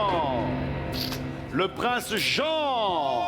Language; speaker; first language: French; native; French